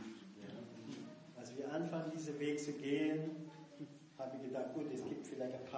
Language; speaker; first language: German; non-native, fluent; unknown